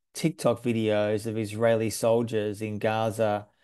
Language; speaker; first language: English; native; English